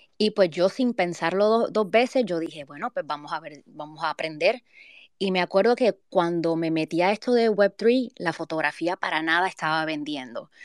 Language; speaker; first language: Spanish; native; Spanish